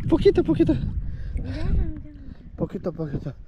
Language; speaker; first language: Spanish; non-native, learner; Telugu